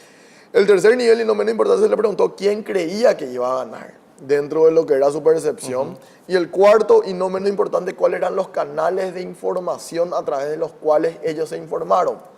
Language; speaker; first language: Spanish; native; Spanish